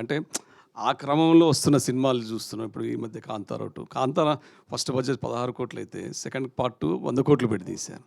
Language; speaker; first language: Telugu; native; Telugu